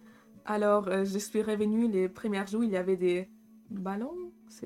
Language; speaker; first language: French; non-native, fluent; German